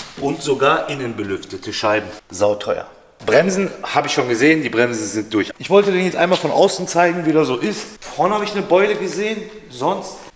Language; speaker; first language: German; early bilingual, other home language; Turkish